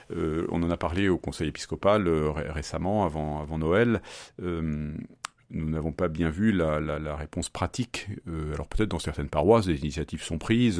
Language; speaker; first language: French; native; French